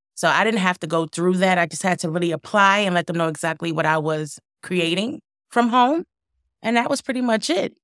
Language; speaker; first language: English; native; English